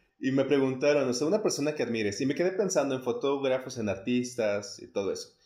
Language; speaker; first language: Spanish; native; Spanish